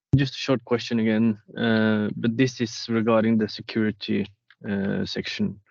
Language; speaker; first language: English; non-native, fluent; Norwegian